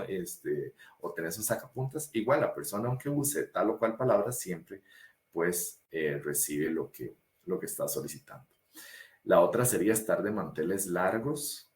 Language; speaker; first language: Spanish; native; Spanish